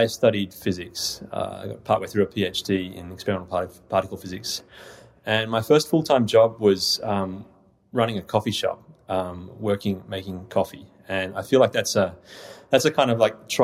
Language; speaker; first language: English; native; English